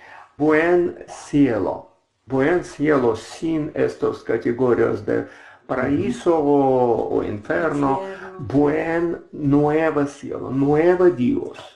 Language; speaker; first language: Spanish; non-native, learner; Russian